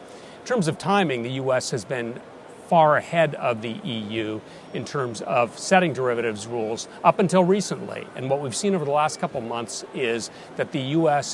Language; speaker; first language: English; native; English